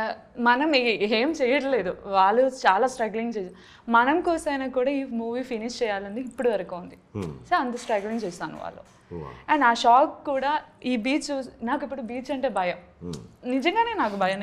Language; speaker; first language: Telugu; non-native, learner; Malayalam